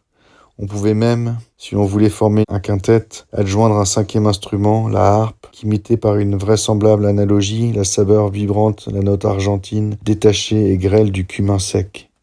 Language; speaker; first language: French; native; French